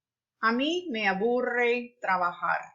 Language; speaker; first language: Spanish; non-native, fluent; English